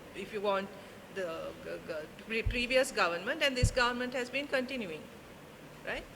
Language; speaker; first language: English; non-native, local second language; Sinhala